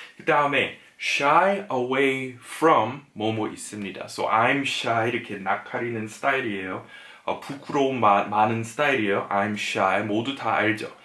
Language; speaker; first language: Korean; non-native, fluent; English